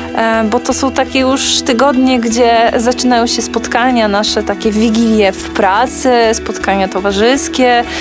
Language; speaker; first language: Polish; native; Polish